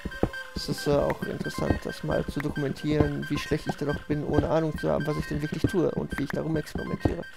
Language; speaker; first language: German; native; German